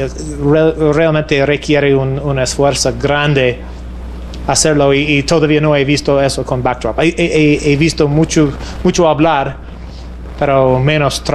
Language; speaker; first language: Spanish; non-native, fluent; English